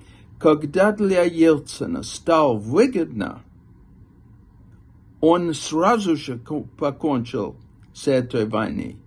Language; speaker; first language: Russian; non-native, fluent; English